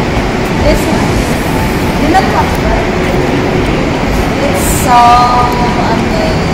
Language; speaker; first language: English; non-native, learner; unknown